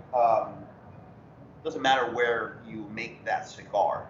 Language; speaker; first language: English; early bilingual, other home language; Spanish